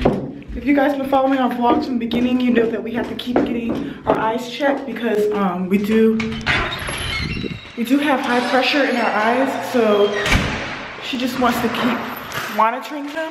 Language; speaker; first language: English; native; English